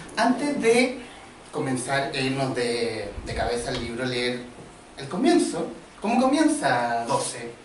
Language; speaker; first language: Spanish; native; Spanish